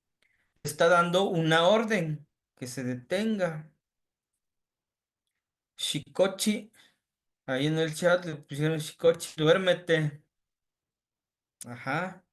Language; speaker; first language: Spanish; native; Spanish